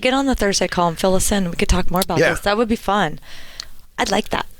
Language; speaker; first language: English; native; English